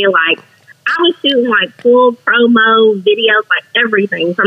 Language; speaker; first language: English; native; English